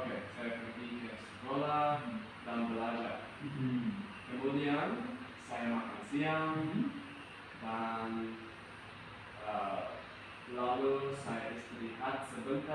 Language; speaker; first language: Indonesian; non-native, learner; English